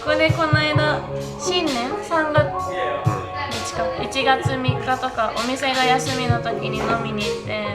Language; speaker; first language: Japanese; native; Japanese